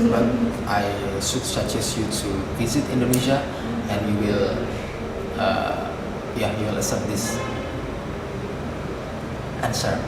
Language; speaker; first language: English; non-native, fluent; Indonesian